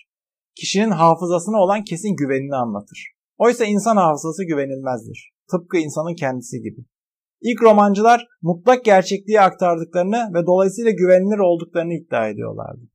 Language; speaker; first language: Turkish; native; Turkish